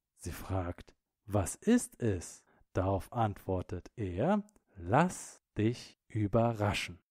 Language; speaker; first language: German; native; German